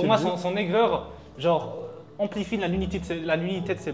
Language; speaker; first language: French; native; French